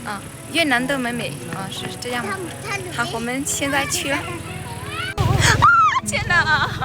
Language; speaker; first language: Chinese; non-native, learner; Vietnamese